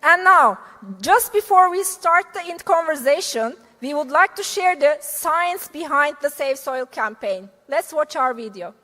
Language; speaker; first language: English; non-native, fluent; Turkish